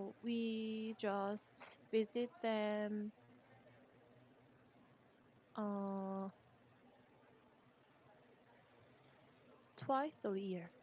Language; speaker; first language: English; non-native, learner; Korean